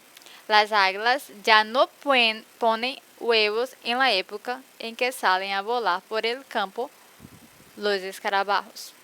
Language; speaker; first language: Spanish; non-native, fluent; Portuguese